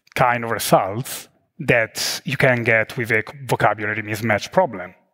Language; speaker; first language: English; non-native, fluent; Italian